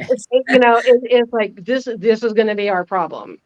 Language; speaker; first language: English; native; English